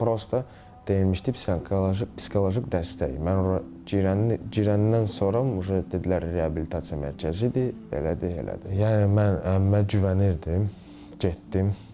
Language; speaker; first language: Azerbaijani; early bilingual, heritage; Azerbaijani